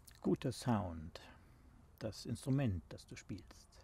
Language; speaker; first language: German; non-native, fluent; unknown